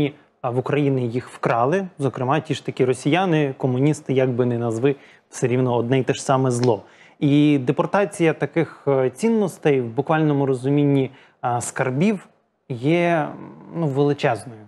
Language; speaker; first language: Ukrainian; native; Ukrainian